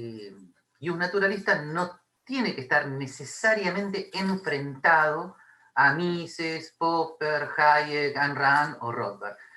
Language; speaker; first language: Spanish; native; Spanish